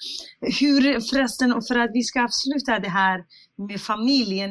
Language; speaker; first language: Swedish; non-native, fluent; Central Kurdish